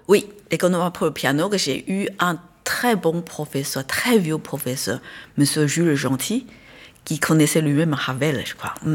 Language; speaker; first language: French; non-native, fluent; Chinese